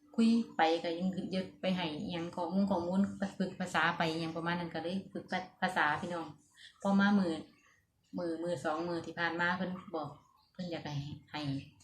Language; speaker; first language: Thai; native; Thai